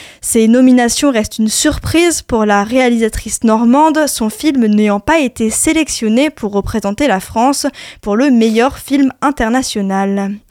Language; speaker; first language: French; native; French